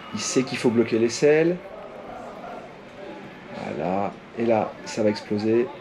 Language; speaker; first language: French; native; French